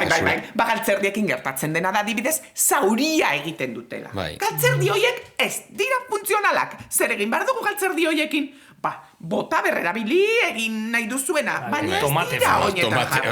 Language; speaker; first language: Basque; native; Basque